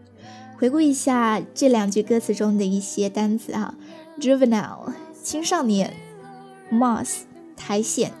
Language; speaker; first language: Chinese; native; Chinese